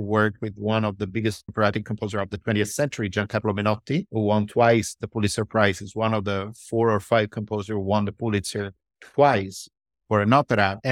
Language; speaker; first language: English; non-native, fluent; Italian